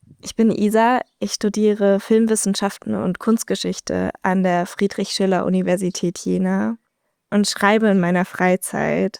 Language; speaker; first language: German; native; German